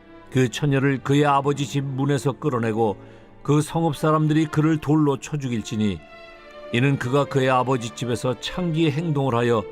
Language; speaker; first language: Korean; native; Korean